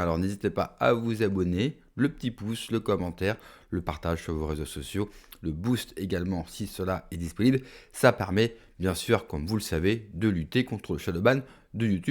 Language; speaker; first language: French; native; French